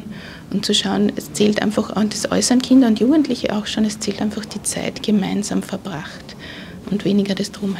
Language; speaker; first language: German; native; German